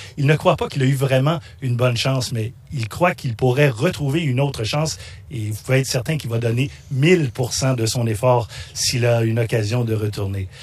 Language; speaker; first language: French; native; French